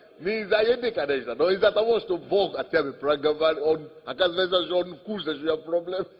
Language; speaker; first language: Russian; non-native, fluent; Yoruba